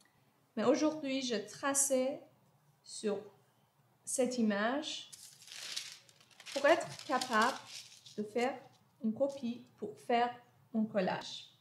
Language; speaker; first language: French; non-native, fluent; Persian